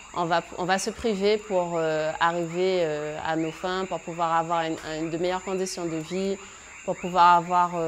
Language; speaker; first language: French; native; French